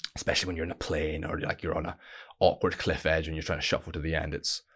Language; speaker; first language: English; native; English